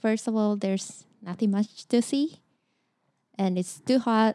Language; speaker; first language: English; non-native, learner; Japanese